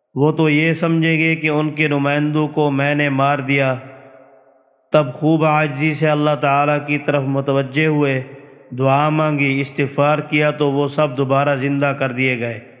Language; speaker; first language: Urdu; native; Urdu